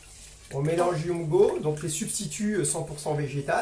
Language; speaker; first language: French; native; French